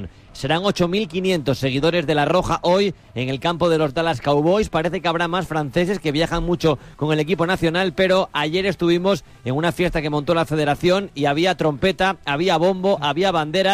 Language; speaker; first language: Spanish; native; Spanish